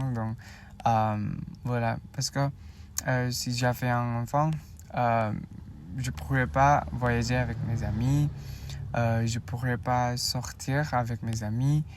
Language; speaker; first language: French; non-native, learner; Indonesian